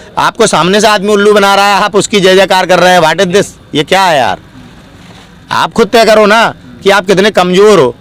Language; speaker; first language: Hindi; native; Hindi